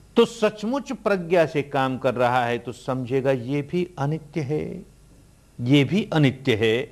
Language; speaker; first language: Hindi; early bilingual, heritage; Hindi